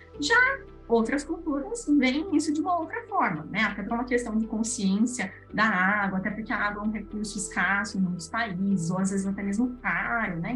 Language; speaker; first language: Portuguese; native; Portuguese